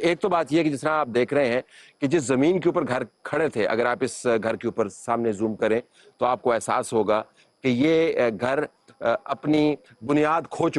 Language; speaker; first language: Urdu; native; Urdu